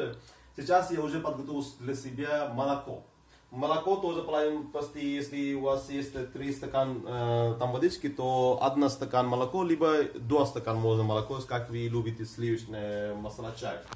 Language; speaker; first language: Russian; non-native, fluent; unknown